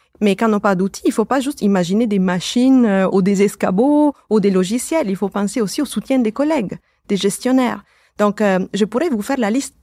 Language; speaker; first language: French; native; French